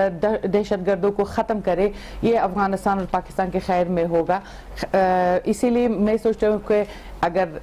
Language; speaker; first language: Hindi; non-native, fluent; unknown